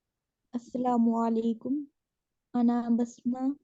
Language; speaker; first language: Arabic; non-native, learner; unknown